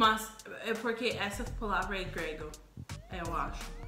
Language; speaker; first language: Portuguese; non-native, fluent; English